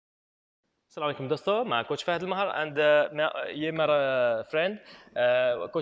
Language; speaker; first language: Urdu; non-native, learner; Arabic